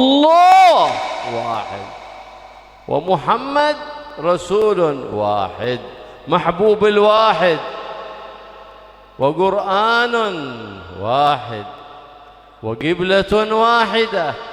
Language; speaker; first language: Arabic; native; Arabic